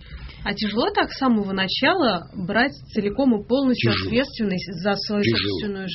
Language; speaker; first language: Russian; native; Russian